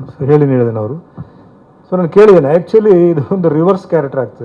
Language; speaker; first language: Kannada; non-native, fluent; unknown